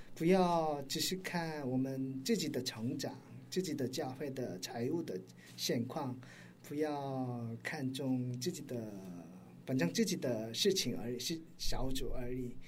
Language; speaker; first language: Chinese; non-native, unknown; Korean